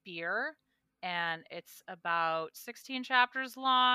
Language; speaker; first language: English; native; English